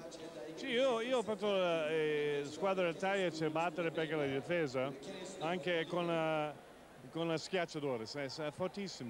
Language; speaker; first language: Italian; non-native, learner; English